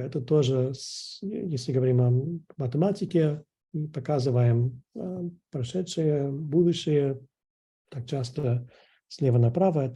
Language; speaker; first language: Russian; non-native, fluent; English